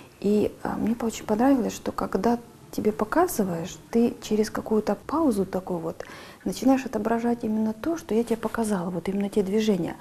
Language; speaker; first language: Russian; native; Russian